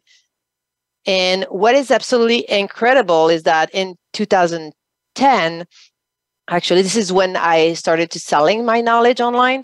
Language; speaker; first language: English; non-native, fluent; French